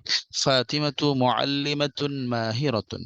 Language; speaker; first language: Arabic; non-native, learner; Bangla